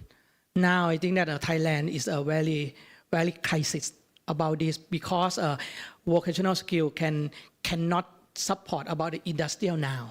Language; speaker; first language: English; non-native, learner; Thai